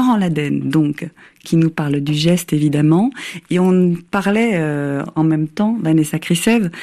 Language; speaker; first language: French; native; French